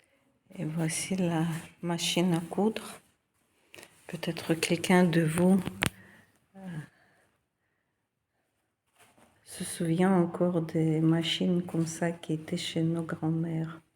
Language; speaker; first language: French; non-native, fluent; Russian